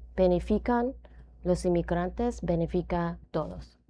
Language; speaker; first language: Spanish; non-native, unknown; English